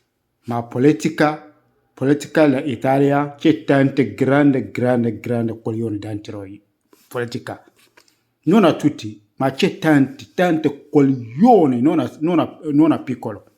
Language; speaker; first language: Italian; non-native, learner; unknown